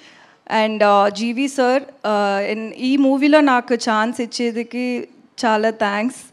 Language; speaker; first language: Telugu; non-native, learner; Tamil